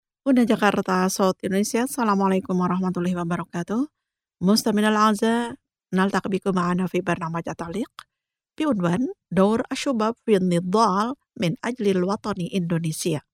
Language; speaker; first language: Arabic; non-native, fluent; Indonesian